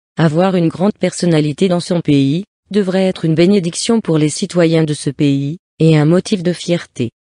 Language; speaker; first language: French; non-native, local second language; Lingala